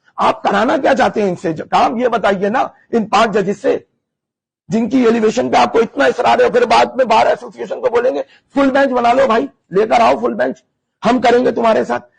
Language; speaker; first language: Urdu; native; Urdu